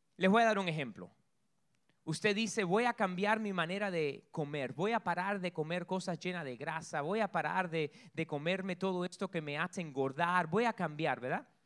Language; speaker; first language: Spanish; early bilingual, heritage; Spanish